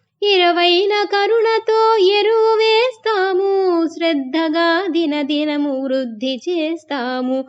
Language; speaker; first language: Telugu; native; Telugu